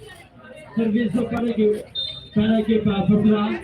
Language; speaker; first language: Portuguese; non-native, local second language; Tetum